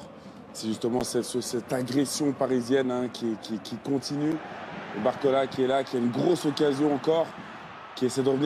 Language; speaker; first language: French; native; French